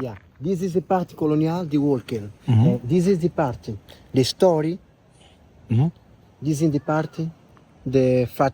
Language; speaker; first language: English; non-native, learner; Portuguese